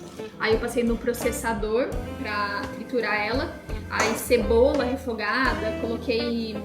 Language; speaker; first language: Portuguese; native; Portuguese